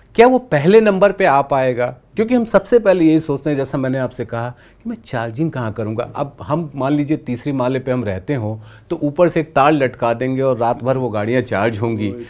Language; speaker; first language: Hindi; native; Hindi